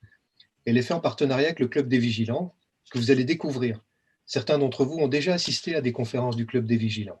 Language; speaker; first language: French; native; French